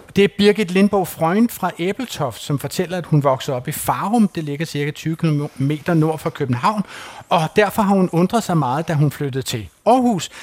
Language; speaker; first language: Danish; native; Danish